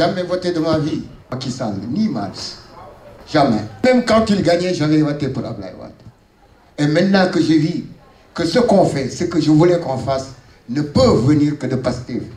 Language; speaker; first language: French; non-native, local second language; Wolof